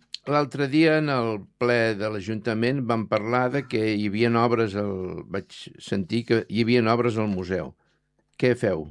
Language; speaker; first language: Catalan; native; Catalan